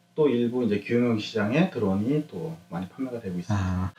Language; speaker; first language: Korean; native; Korean